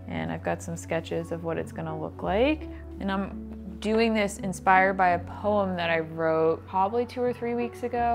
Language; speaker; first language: English; native; English